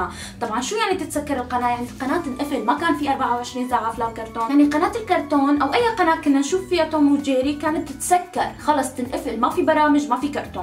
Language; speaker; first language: Arabic; native; Arabic